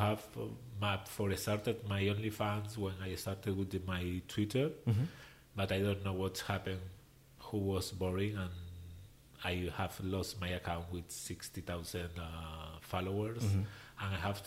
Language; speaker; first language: English; non-native, learner; Spanish